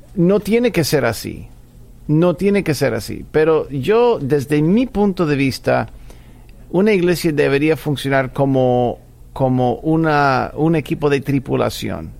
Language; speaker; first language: Spanish; non-native, fluent; English